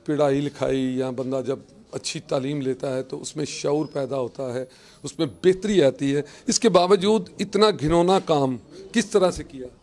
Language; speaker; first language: Urdu; non-native, local second language; Punjabi